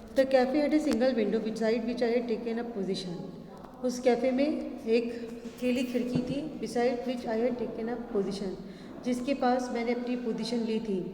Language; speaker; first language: Hindi; native; Hindi